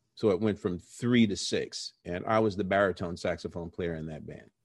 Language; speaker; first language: English; native; English